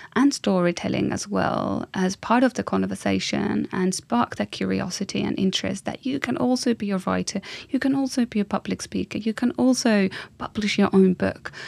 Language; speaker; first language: English; non-native, fluent; Finnish